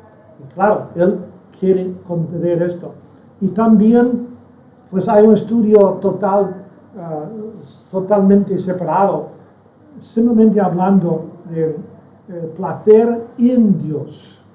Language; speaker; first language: Spanish; non-native, fluent; English